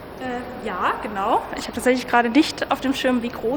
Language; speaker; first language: German; native; German